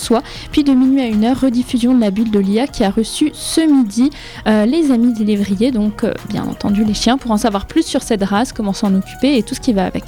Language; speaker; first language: French; native; French